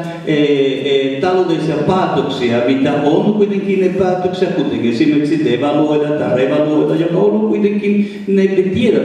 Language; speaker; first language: Finnish; non-native, fluent; Spanish